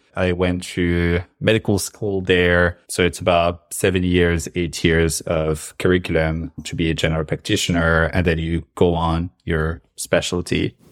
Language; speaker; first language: English; non-native, fluent; Arabic